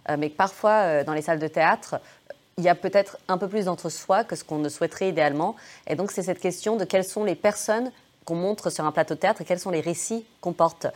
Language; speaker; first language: French; early bilingual, other home language; English